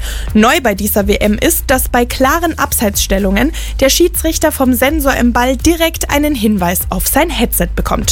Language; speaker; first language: German; native; German